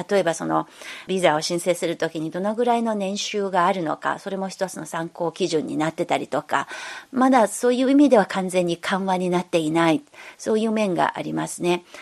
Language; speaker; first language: Japanese; non-native, fluent; Chinese